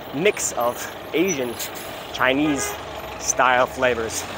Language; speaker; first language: English; native; English